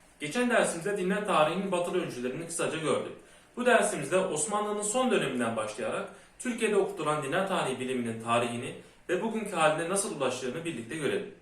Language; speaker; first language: Turkish; early bilingual, heritage; Turkish